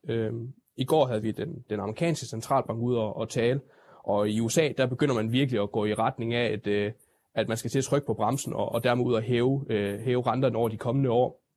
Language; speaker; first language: Danish; native; Danish